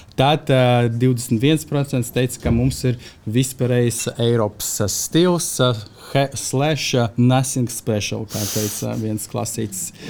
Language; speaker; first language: Latvian; non-native, local second language; Russian